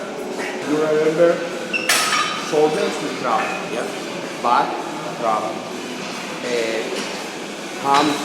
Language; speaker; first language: English; non-native, learner; Spanish